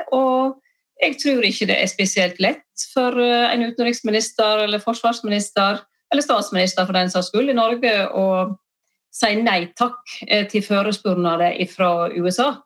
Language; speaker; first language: Norwegian; native; Norwegian